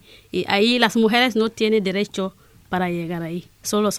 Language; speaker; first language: Spanish; non-native, learner; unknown